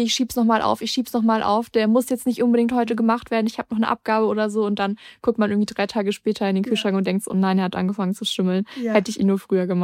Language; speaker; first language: German; native; German